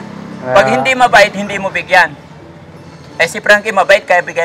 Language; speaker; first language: Filipino; native; Filipino